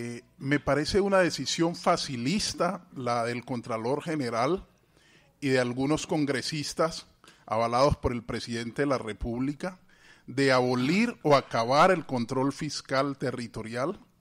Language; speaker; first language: Spanish; native; Spanish